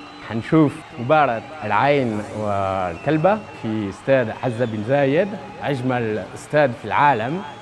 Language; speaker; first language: Arabic; non-native, fluent; French